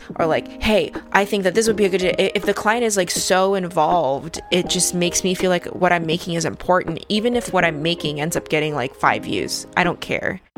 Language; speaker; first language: English; early bilingual, other home language; Russian